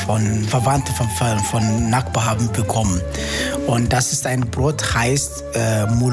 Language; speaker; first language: German; non-native, fluent; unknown